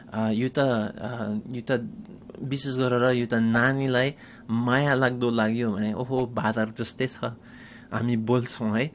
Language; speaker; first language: Nepali; non-native, fluent; English